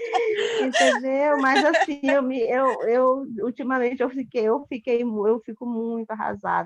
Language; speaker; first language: Portuguese; native; Portuguese